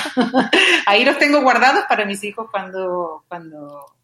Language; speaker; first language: Spanish; native; Spanish